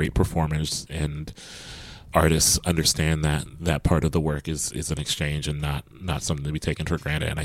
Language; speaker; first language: English; native; English